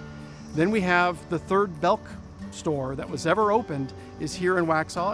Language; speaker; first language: English; native; English